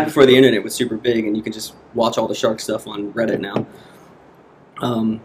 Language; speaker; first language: English; native; English